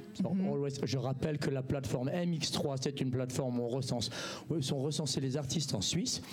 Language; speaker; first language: English; non-native, learner; French